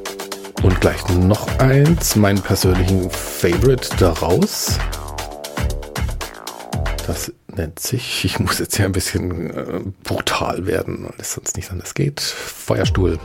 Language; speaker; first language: German; native; German